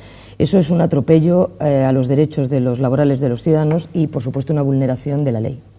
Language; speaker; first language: Spanish; native; Spanish